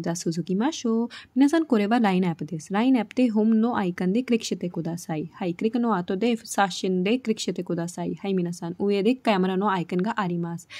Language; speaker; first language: Japanese; non-native, learner; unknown